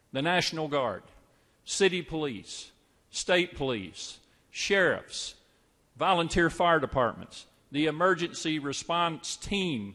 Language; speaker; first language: English; native; English